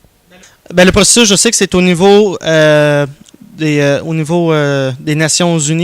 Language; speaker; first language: French; native; French